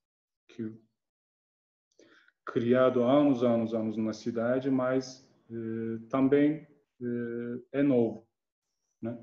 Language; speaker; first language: Portuguese; non-native, learner; Turkish